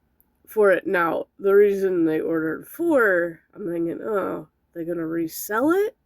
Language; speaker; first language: English; native; English